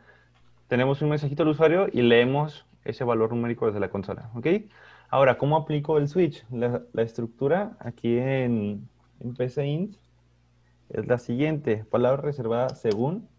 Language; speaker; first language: Spanish; native; Spanish